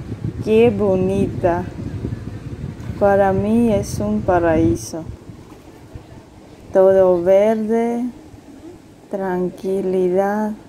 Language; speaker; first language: Spanish; non-native, fluent; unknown